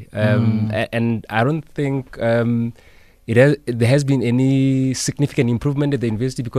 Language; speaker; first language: English; non-native, local second language; Southern Sotho